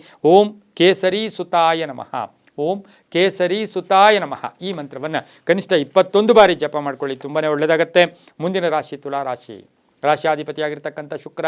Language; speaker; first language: Kannada; native; Kannada